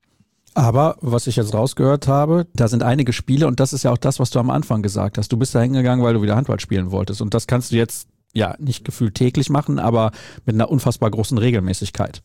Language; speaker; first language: German; native; German